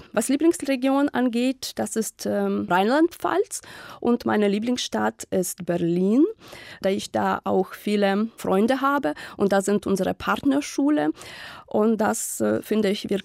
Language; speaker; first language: German; non-native, fluent; Ukrainian